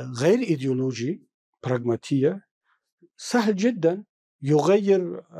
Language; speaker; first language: Arabic; non-native, fluent; Tajik